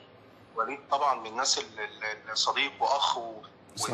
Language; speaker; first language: Arabic; native; Arabic